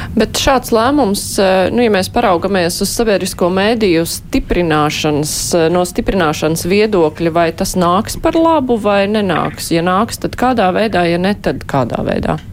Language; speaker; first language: Latvian; native; Latvian